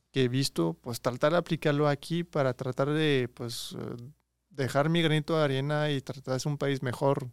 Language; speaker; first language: Spanish; non-native, fluent; French